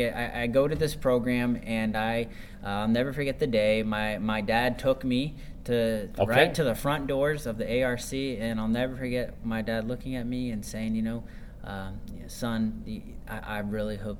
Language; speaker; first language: English; native; English